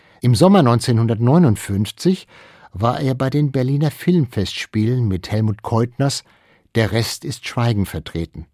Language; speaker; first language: German; native; German